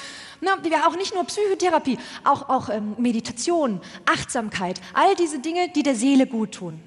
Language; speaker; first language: German; native; German